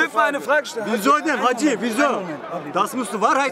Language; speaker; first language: German; non-native, learner; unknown